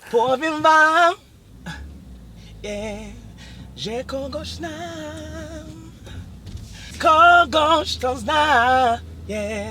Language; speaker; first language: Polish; non-native, learner; English